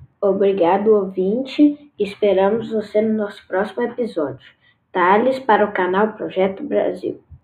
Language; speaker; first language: Portuguese; non-native, learner; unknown